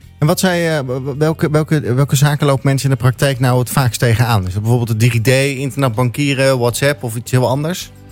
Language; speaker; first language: Dutch; native; Dutch